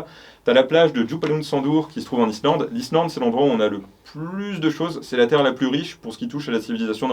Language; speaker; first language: French; native; French